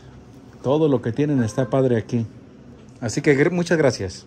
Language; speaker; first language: Spanish; native; Spanish